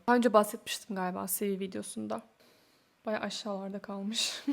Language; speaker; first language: Turkish; native; Turkish